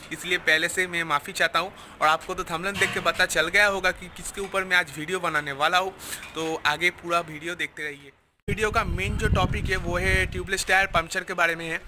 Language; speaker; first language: Hindi; non-native, local second language; Bangla